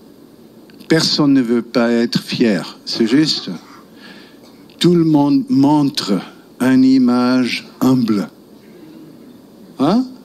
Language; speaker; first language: French; non-native, local second language; German